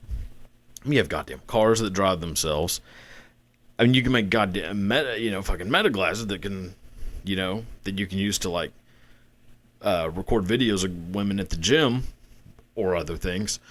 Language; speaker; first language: English; native; English